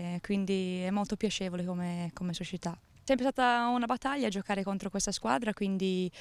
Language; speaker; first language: Italian; non-native, fluent; English